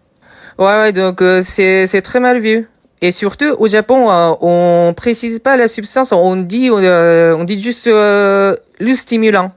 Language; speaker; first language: French; non-native, fluent; Japanese